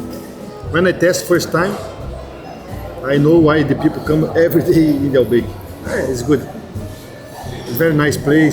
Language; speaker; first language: English; non-native, learner; Portuguese